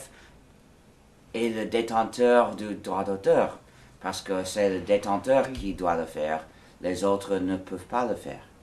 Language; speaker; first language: French; non-native, fluent; English